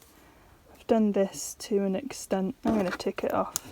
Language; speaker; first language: English; native; English